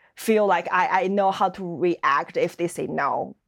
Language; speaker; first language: English; non-native, fluent; Chinese